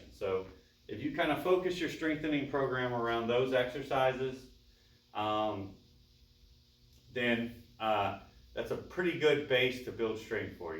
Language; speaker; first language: English; native; English